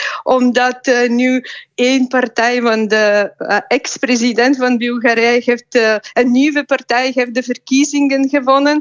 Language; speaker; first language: Dutch; non-native, fluent; Bulgarian